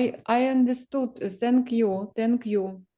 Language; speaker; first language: English; non-native, learner; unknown